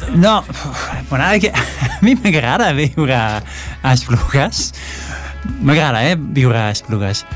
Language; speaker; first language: Catalan; non-native, fluent; Dutch